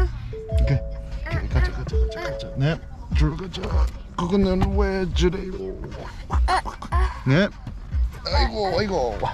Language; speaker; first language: Korean; early bilingual, heritage; Korean